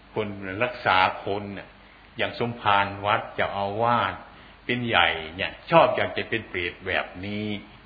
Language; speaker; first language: Thai; non-native, local second language; Northeastern Thai